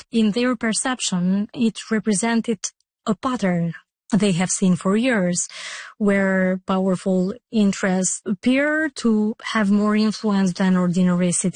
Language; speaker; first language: English; non-native, fluent; Albanian